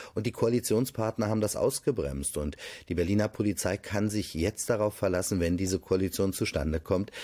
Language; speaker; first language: German; native; German